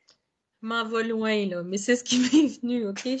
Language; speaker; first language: French; native; French